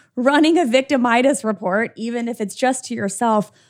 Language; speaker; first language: English; native; English